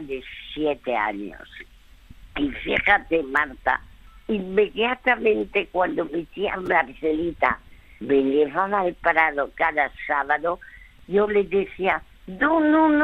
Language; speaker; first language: Spanish; early bilingual, other home language; French